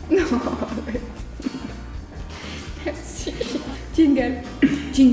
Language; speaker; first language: Spanish; non-native, learner; French